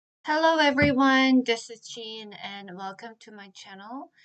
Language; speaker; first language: English; non-native, fluent; Korean